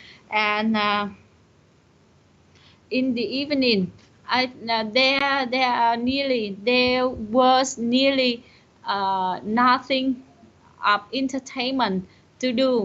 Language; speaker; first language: English; non-native, learner; Vietnamese